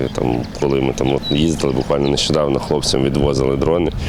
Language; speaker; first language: Ukrainian; native; Ukrainian